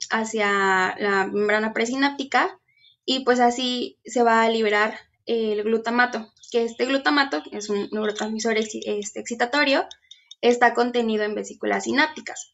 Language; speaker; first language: Spanish; native; Spanish